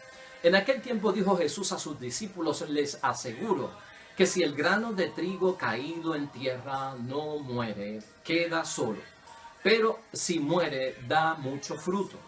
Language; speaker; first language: Spanish; native; Spanish